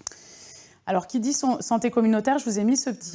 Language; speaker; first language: French; native; French